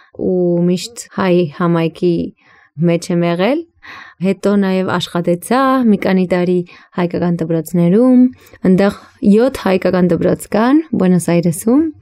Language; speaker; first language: Armenian; early bilingual, heritage; Armenian